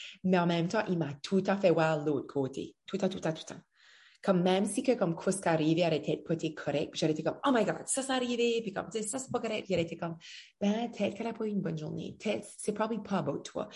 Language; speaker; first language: French; native; French